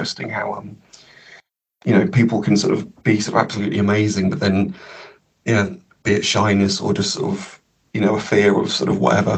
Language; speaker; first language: English; native; English